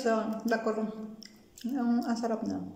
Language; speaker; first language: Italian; non-native, learner; Filipino